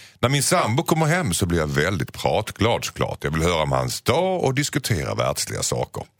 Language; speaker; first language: Swedish; native; Swedish